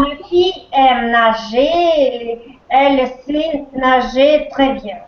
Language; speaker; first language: French; non-native, learner; Russian